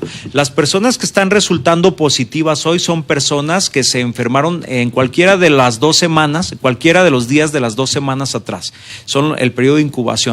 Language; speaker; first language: Spanish; native; Spanish